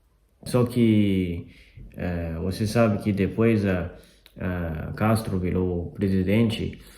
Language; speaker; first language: Portuguese; non-native, fluent; Chinese